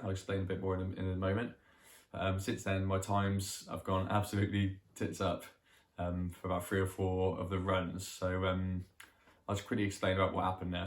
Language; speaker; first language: English; native; English